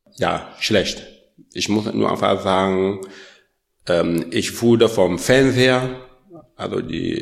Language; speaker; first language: German; non-native, learner; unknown